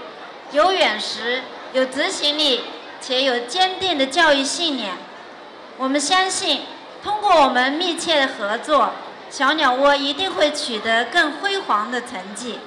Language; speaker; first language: Chinese; native; Chinese